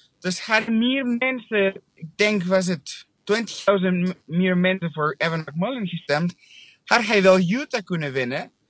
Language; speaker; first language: Dutch; non-native, fluent; English